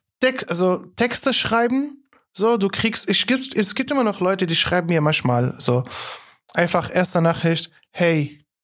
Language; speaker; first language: German; non-native, fluent; Arabic